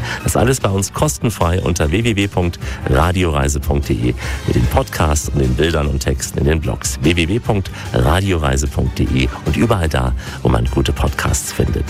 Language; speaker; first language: German; native; German